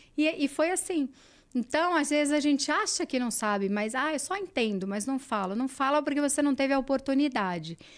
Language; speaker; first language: Portuguese; native; Portuguese